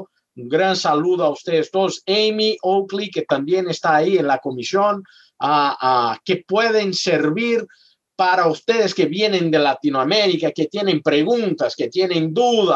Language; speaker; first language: Spanish; non-native, fluent; Portuguese